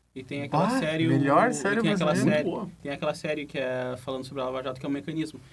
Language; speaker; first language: Portuguese; native; Portuguese